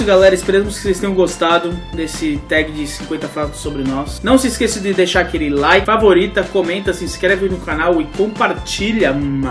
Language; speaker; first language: Portuguese; native; Portuguese